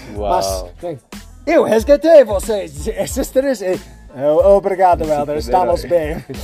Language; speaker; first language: Portuguese; non-native, learner; English